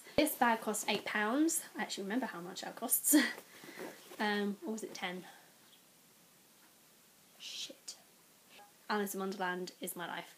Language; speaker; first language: English; native; English